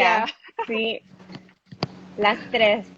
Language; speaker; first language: Spanish; non-native, learner; English